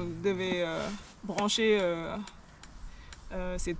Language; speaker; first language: French; non-native, learner; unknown